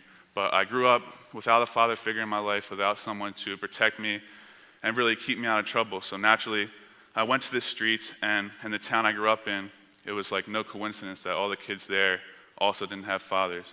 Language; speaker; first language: English; native; English